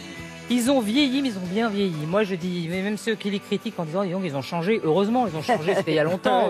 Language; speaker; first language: French; native; French